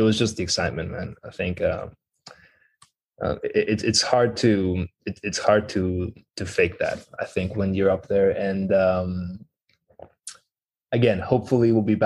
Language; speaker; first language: English; non-native, fluent; Greek